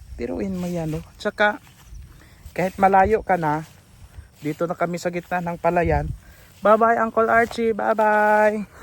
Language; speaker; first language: Filipino; native; Filipino